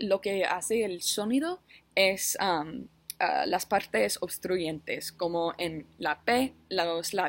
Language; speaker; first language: Spanish; non-native, learner; English